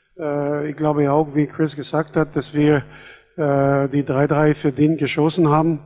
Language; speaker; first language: German; non-native, fluent; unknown